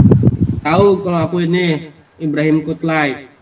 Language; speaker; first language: Indonesian; native; Indonesian